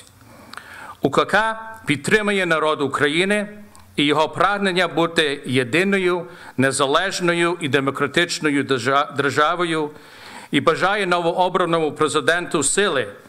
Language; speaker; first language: Ukrainian; early bilingual, heritage; Ukrainian